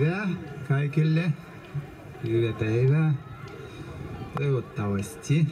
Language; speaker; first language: Finnish; non-native, learner; Russian